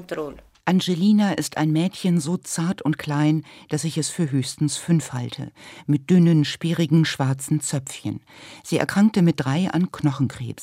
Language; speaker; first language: German; native; German